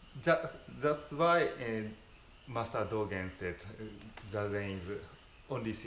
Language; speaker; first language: English; non-native, fluent; Japanese